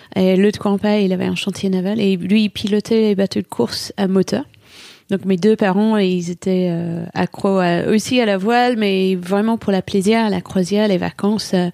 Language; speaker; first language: French; non-native, fluent; English